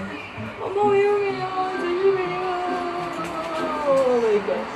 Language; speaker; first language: Korean; non-native, learner; Filipino